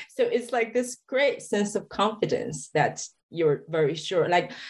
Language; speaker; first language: English; non-native, fluent; Chinese